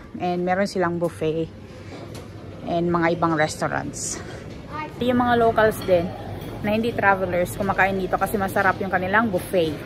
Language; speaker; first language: Filipino; non-native, local second language; Cebuano